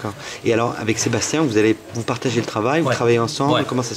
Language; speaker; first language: French; native; French